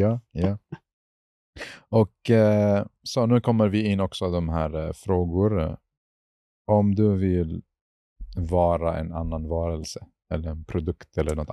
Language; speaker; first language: Swedish; non-native, fluent; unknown